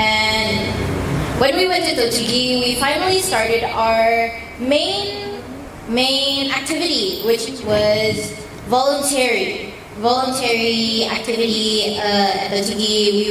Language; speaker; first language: English; non-native, fluent; Indonesian